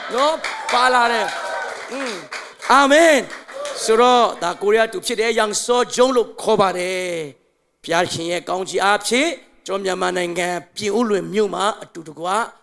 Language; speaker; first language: Burmese; non-native, local second language; Tedim Chin